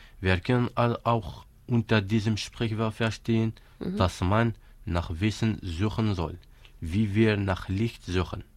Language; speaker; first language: German; non-native, fluent; Kabyle